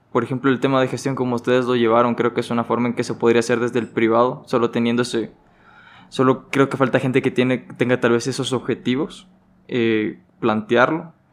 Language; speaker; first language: Spanish; native; Spanish